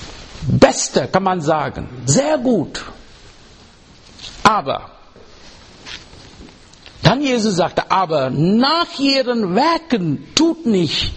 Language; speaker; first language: German; non-native, fluent; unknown